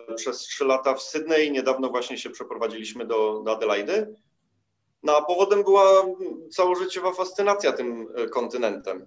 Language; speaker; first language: Polish; native; Polish